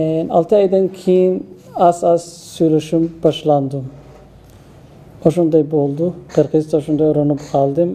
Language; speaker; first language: Kyrgyz; non-native, learner; Somali